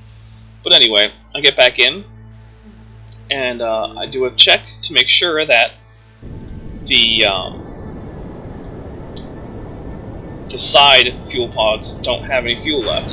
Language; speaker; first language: English; native; English